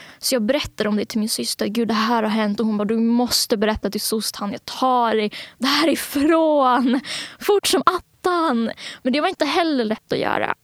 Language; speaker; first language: Swedish; early bilingual, other home language; Bangla